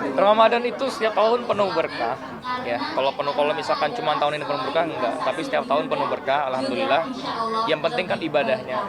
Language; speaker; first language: Indonesian; native; Indonesian